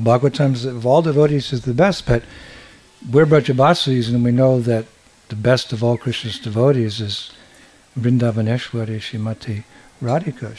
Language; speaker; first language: English; native; English